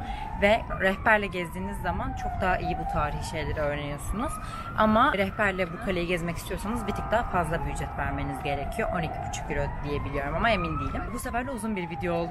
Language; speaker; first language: Turkish; native; Turkish